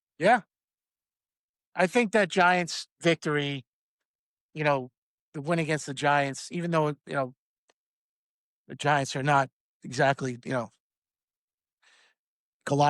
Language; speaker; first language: English; native; English